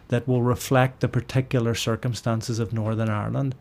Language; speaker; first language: English; native; English